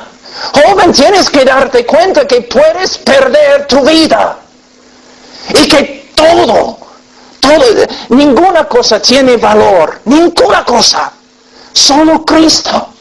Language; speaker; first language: Spanish; non-native, fluent; English